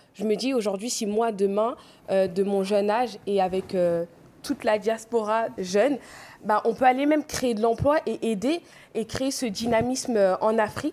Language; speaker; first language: French; native; French